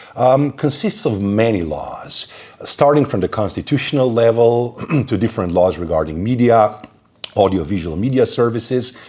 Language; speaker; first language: English; non-native, fluent; Slovenian